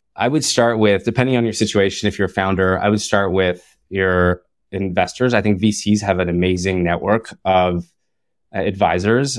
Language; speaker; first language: English; native; English